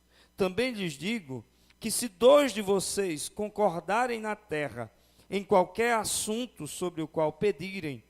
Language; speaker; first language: Portuguese; native; Portuguese